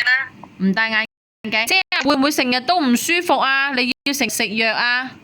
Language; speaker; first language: Cantonese; native; Cantonese